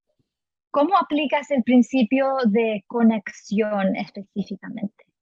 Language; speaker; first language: Spanish; non-native, fluent; English